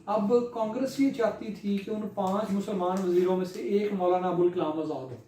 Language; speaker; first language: Urdu; non-native, local second language; Punjabi